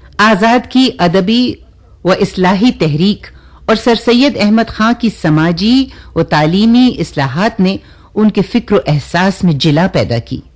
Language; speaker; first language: Urdu; native; Urdu